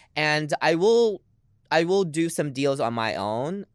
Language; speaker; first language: English; early bilingual, other home language; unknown